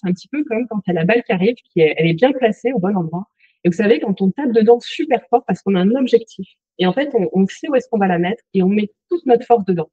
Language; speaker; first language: French; native; French